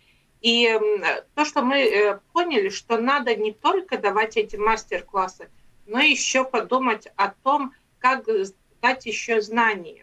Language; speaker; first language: Russian; non-native, local second language; Latvian